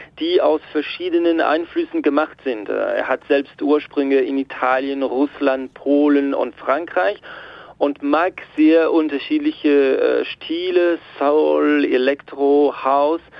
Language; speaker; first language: German; non-native, local second language; French